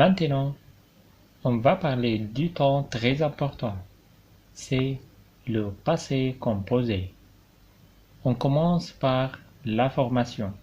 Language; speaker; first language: French; non-native, local second language; Arabic